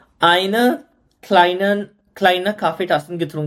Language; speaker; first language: German; non-native, learner; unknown